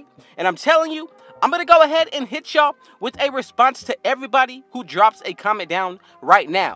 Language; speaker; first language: English; native; English